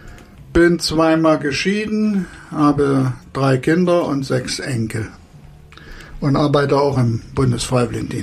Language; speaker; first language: German; native; German